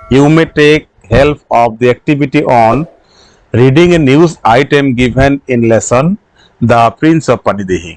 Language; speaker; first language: English; non-native, local second language; Assamese